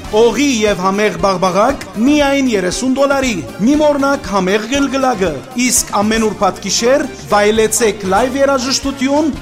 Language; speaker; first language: Armenian; native; Armenian